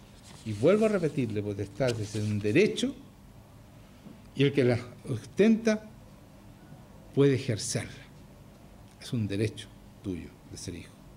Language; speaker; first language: Spanish; native; Spanish